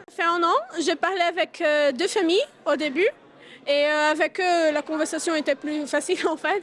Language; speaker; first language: French; non-native, learner; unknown